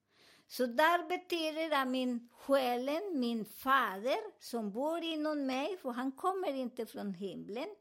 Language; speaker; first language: Swedish; non-native, learner; Spanish